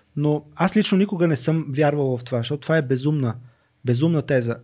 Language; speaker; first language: Bulgarian; native; Bulgarian